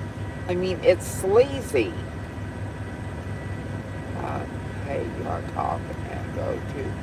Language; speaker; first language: English; native; English